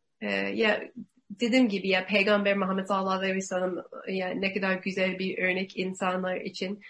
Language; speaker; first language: Turkish; non-native, learner; English